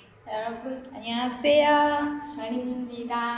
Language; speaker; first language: Korean; non-native, fluent; Japanese